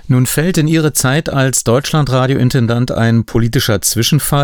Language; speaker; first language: German; native; German